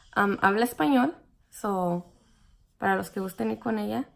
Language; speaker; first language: Spanish; early bilingual, other home language; English